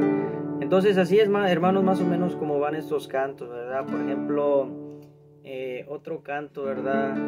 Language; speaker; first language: Spanish; native; Spanish